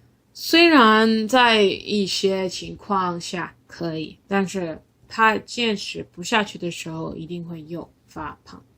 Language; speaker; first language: Chinese; non-native, learner; English